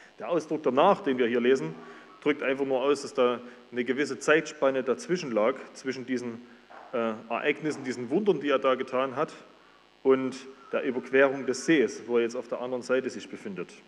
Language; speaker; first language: German; native; German